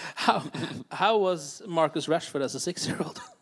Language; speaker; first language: English; non-native, fluent; Norwegian